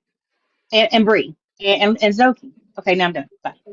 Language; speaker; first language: English; native; English